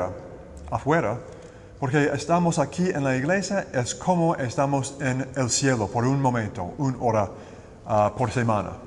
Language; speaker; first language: Spanish; non-native, learner; English